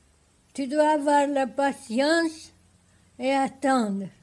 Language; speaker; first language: French; non-native, fluent; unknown